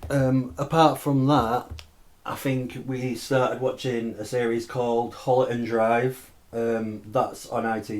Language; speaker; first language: English; native; English